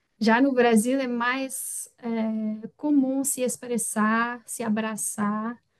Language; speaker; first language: Portuguese; non-native, fluent; French